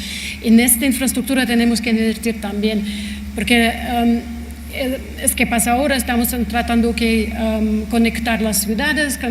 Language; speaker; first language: Spanish; non-native, fluent; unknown